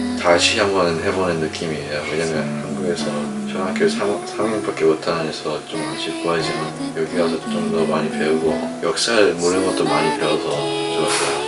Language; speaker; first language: Korean; early bilingual, heritage; English